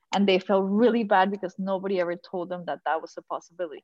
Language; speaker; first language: English; non-native, fluent; Spanish